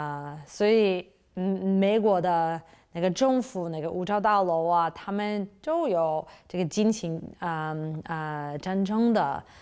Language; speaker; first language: Chinese; non-native, fluent; English